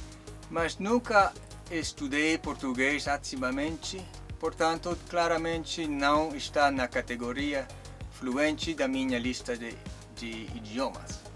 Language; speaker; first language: Portuguese; non-native, learner; Chinese